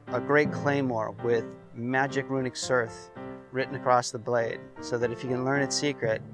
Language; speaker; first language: English; native; English